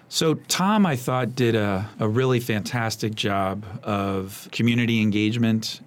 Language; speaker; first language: English; native; English